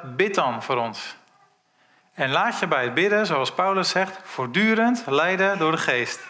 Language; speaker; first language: Dutch; native; Dutch